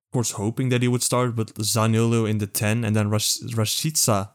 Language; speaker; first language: English; non-native, fluent; Dutch